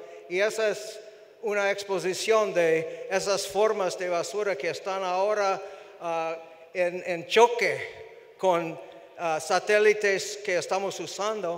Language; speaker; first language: Spanish; non-native, fluent; English